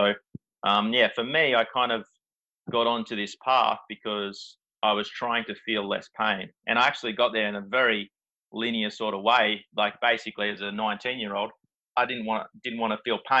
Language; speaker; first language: English; native; English